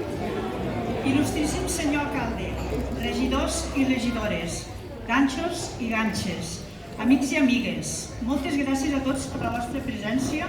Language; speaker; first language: Catalan; native; Catalan